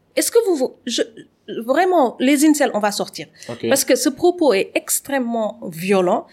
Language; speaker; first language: French; non-native, local second language; Wolof